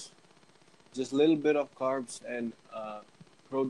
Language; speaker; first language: English; native; English